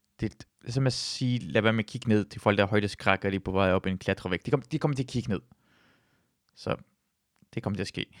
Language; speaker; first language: Danish; early bilingual, other home language; Persian